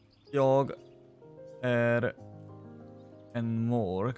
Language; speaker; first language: Swedish; non-native, learner; English